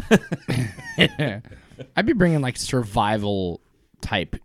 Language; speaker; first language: English; early bilingual, other home language; German